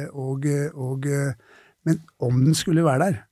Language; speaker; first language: Norwegian; native; Norwegian